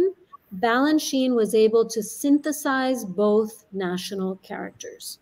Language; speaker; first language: English; native; English